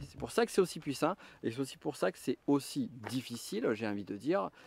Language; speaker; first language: French; native; French